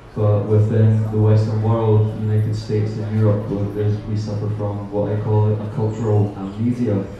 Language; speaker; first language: English; native; English